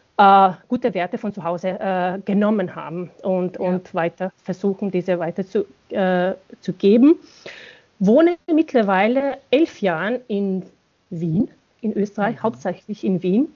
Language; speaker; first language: German; non-native, fluent; Bosnian